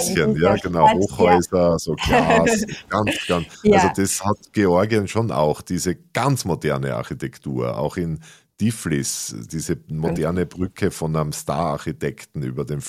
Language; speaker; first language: German; native; German